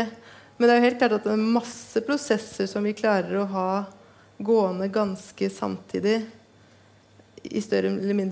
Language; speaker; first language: Norwegian; native; Norwegian